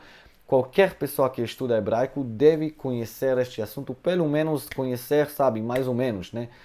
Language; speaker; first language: Portuguese; non-native, fluent; Hebrew